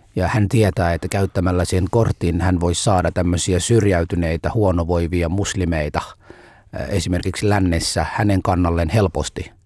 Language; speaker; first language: Finnish; non-native, fluent; Somali